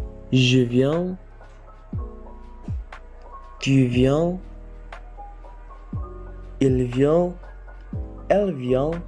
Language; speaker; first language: French; non-native, learner; Indonesian